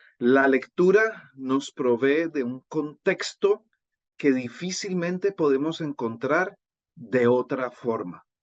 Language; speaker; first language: Spanish; native; Spanish